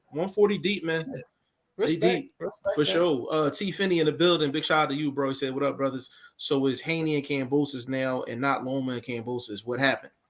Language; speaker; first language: English; native; English